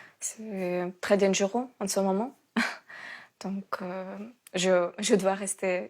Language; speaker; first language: French; non-native, learner; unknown